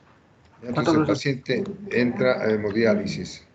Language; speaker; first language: Spanish; native; Spanish